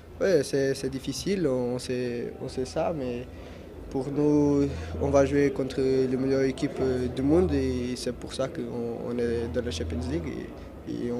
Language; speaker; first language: French; non-native, learner; Portuguese